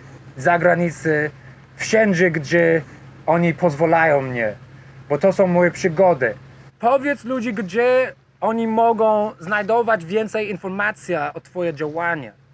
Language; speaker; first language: Polish; non-native, learner; English